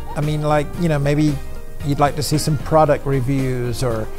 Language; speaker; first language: English; native; English